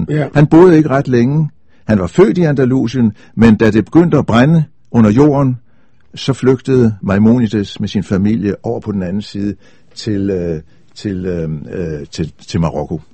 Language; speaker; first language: Danish; native; Danish